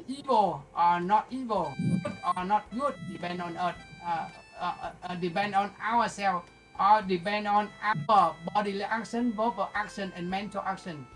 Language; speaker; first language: English; non-native, local second language; Vietnamese